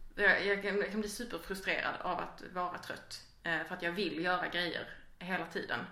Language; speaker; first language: Swedish; native; Swedish